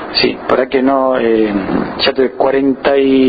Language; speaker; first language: Spanish; native; Spanish